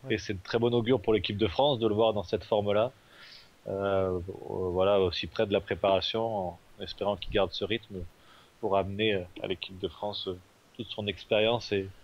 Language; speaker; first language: French; native; French